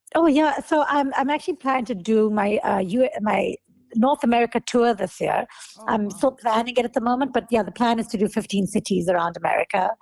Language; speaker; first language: English; native; English